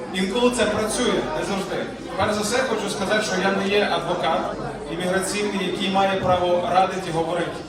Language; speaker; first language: Ukrainian; native; Ukrainian